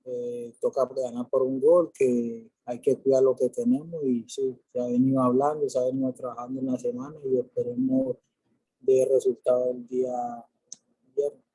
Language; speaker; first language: Spanish; native; Spanish